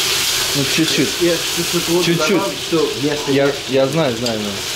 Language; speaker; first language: Russian; native; Russian